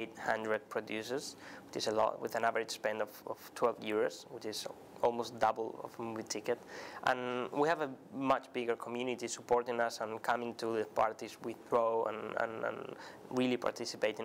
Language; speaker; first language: English; non-native, fluent; Spanish